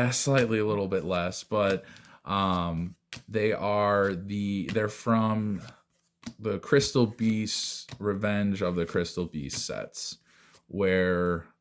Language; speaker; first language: English; native; English